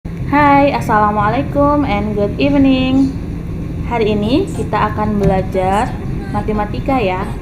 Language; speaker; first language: Indonesian; native; Indonesian